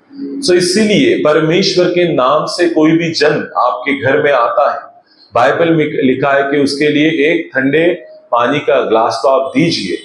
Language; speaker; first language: Hindi; non-native, local second language; Marathi